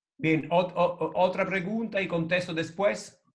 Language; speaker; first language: Spanish; non-native, fluent; Italian